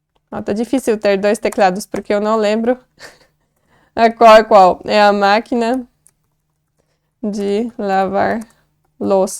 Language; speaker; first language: Portuguese; non-native, fluent; Polish